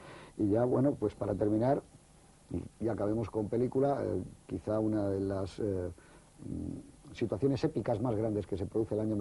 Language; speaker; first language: Spanish; native; Spanish